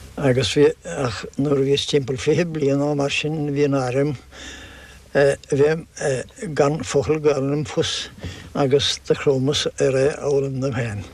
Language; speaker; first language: Irish; non-native, local second language; English